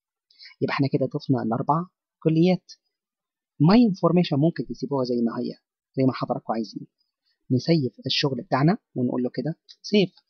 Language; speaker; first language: Arabic; native; Arabic